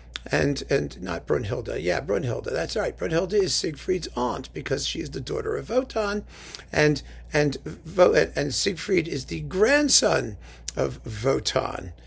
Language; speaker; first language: English; native; English